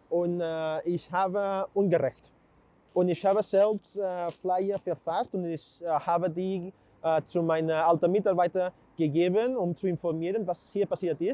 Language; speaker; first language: German; non-native, fluent; Catalan